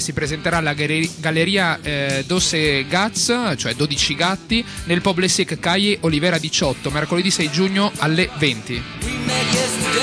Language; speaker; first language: Italian; native; Italian